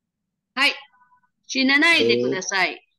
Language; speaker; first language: Japanese; non-native, learner; Filipino